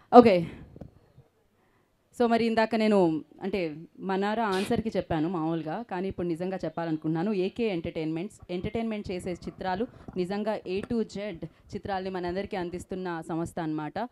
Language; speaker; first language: Telugu; native; Telugu